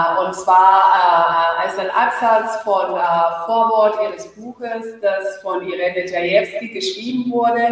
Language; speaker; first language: German; non-native, fluent; Spanish